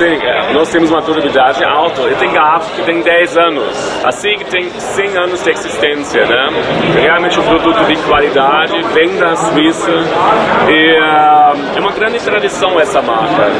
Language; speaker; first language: Portuguese; non-native, fluent; German